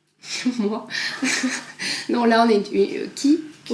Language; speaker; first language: French; native; French